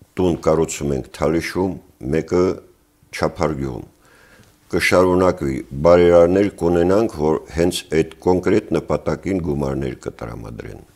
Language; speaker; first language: Armenian; native; Armenian